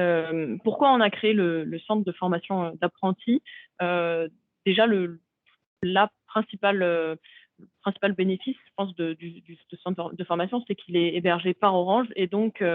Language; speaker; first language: French; native; French